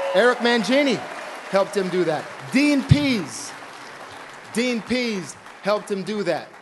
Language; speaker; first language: English; native; English